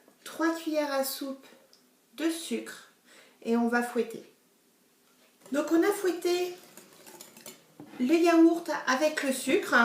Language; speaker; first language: French; native; French